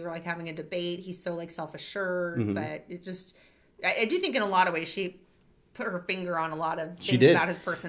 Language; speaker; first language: English; native; English